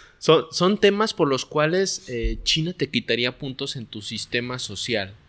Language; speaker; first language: Spanish; native; Spanish